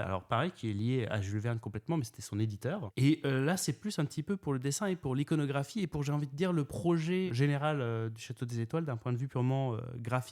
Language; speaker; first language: French; native; French